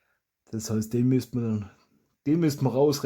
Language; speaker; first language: German; native; German